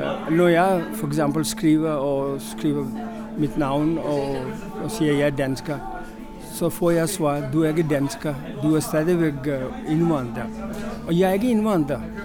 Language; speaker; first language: Danish; non-native, fluent; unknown